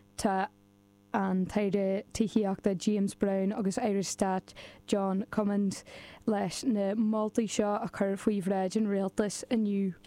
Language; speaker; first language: Irish; native; Irish